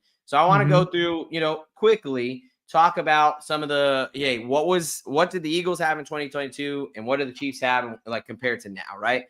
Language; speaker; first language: English; native; English